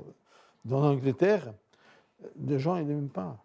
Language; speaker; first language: French; non-native, fluent; Portuguese